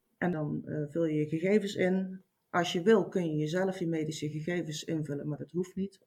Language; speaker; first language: Dutch; native; Dutch